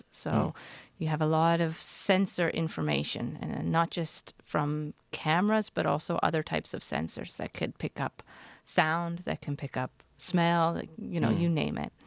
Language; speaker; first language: English; native; English